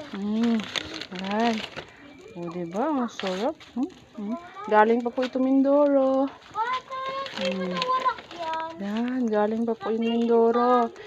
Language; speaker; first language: Filipino; non-native, local second language; Hiligaynon